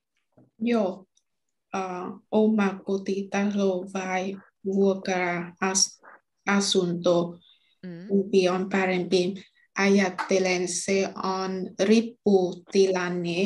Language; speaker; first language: Finnish; non-native, learner; Vietnamese